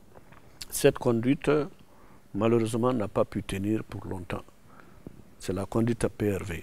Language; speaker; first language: French; non-native, local second language; Susu